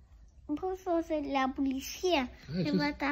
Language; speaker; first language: Spanish; native; Spanish